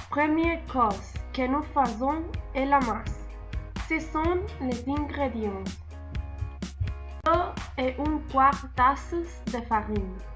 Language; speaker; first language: French; non-native, learner; Spanish